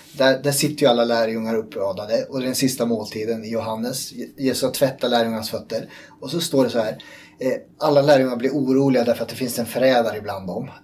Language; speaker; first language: Swedish; native; Swedish